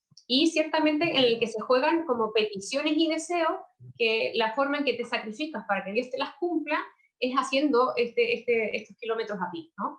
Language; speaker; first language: Spanish; native; Spanish